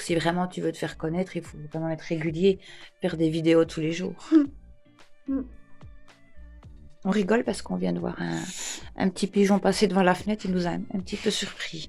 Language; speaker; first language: French; native; French